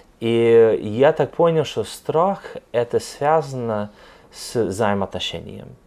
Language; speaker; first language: Russian; non-native, fluent; English